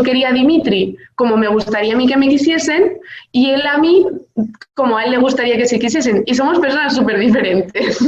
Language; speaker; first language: Spanish; native; Spanish